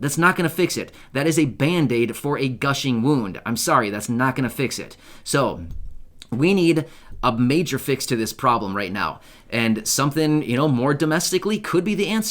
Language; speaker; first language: English; native; English